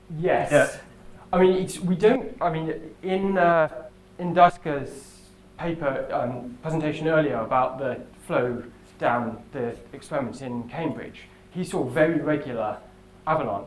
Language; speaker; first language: English; native; English